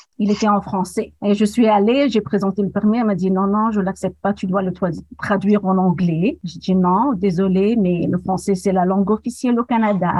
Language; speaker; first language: French; non-native, local second language; Arabic